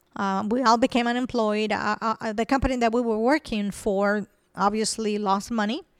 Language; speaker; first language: English; non-native, fluent; Spanish